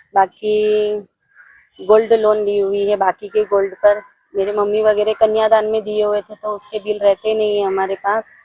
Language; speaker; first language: Hindi; non-native, local second language; Gujarati